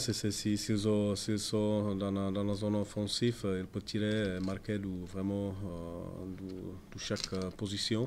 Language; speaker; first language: French; non-native, fluent; Czech